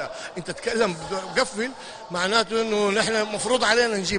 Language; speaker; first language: Arabic; native; Arabic